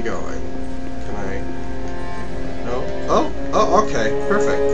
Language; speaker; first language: English; native; English